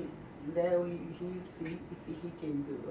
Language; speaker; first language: English; non-native, learner; Portuguese